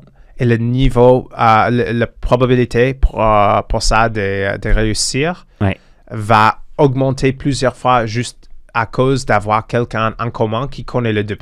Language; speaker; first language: French; non-native, fluent; English